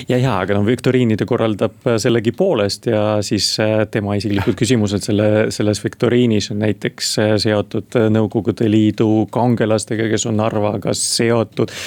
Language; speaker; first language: Estonian; non-native, local second language; Russian